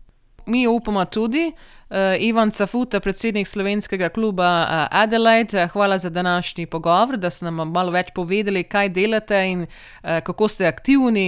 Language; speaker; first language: Slovenian; native; Slovenian